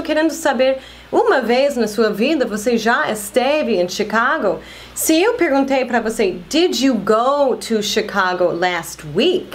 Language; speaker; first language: Portuguese; non-native, fluent; English